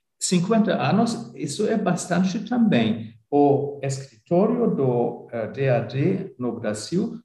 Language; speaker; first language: Portuguese; non-native, fluent; German